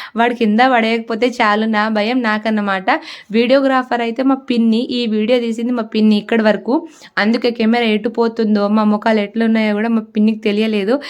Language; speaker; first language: Telugu; non-native, local second language; Lambadi